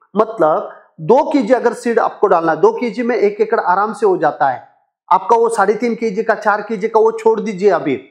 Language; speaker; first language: Hindi; non-native, local second language; Marathi